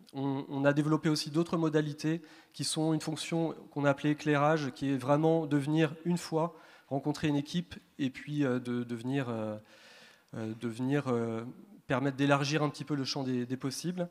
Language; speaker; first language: French; native; French